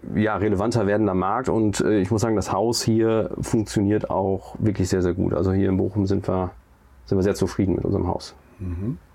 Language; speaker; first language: German; native; German